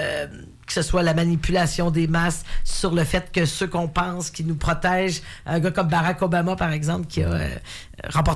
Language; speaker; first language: French; native; French